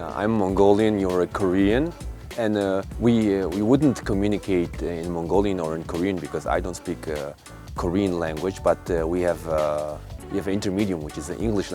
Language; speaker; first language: English; non-native, local second language; Mongolian